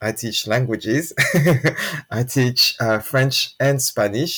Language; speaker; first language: English; non-native, fluent; French